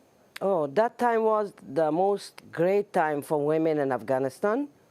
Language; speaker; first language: English; non-native, learner; Persian